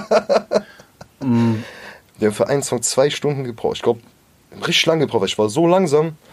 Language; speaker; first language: German; native; German